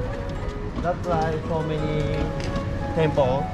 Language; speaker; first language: English; non-native, learner; Japanese